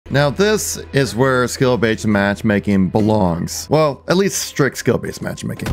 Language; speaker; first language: English; native; English